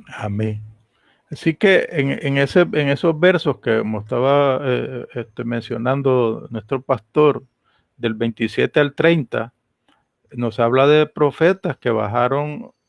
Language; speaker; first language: Spanish; native; Spanish